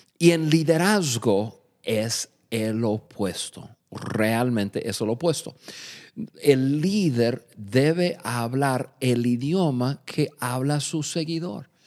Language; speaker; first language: Spanish; non-native, fluent; English